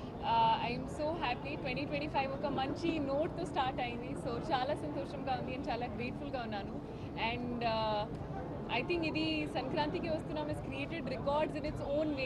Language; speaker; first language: Telugu; non-native, learner; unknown